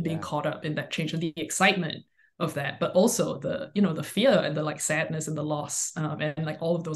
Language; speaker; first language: English; native; English